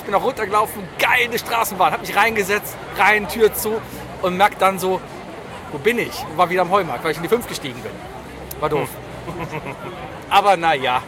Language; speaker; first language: German; native; German